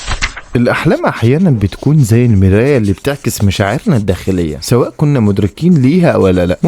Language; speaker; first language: Arabic; native; Arabic